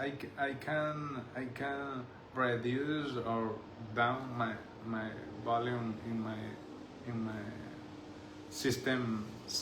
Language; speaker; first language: English; non-native, learner; Spanish